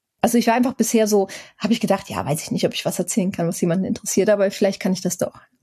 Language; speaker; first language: German; native; German